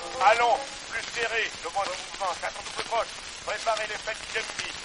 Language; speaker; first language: French; native; French